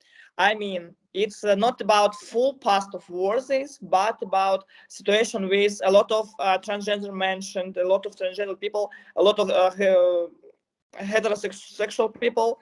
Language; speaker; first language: English; non-native, learner; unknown